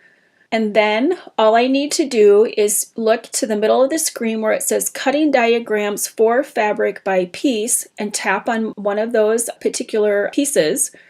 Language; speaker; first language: English; native; English